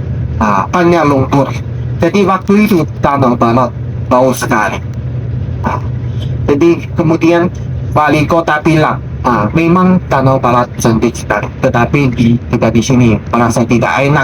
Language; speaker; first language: Indonesian; non-native, learner; Chinese